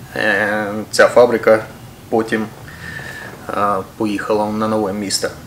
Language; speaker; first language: Ukrainian; non-native, local second language; Russian